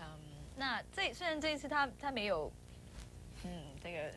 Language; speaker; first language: Chinese; non-native, local second language; Cantonese